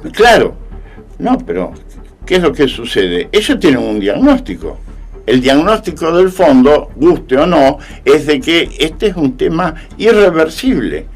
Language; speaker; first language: Spanish; native; Spanish